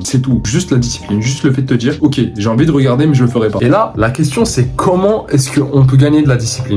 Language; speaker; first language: French; native; French